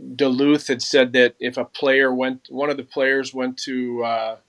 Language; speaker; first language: English; native; English